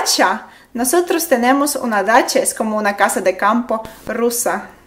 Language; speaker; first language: Spanish; non-native, fluent; Russian